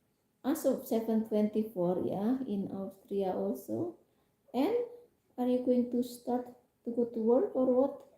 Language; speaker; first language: English; non-native, fluent; Indonesian